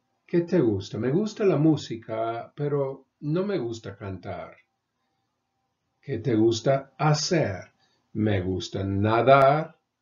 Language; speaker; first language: Spanish; non-native, fluent; English